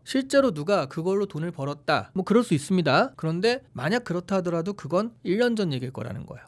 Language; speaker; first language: Korean; native; Korean